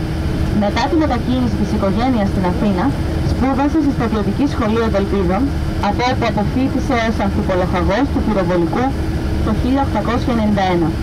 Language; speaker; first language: Greek; native; Greek